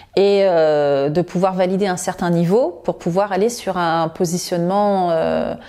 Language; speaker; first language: French; native; French